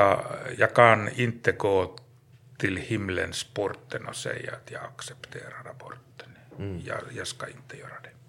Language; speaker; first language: Swedish; non-native, learner; Finnish